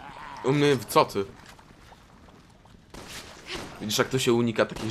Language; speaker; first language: Polish; native; Polish